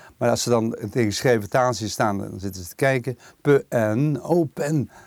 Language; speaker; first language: Dutch; native; Dutch